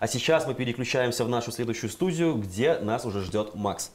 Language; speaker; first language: Russian; native; Russian